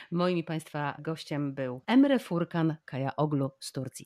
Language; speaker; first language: Polish; native; Polish